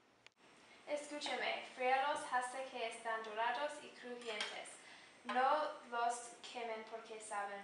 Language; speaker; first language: Spanish; non-native, learner; English